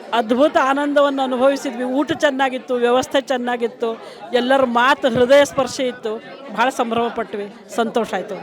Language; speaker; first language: Kannada; native; Kannada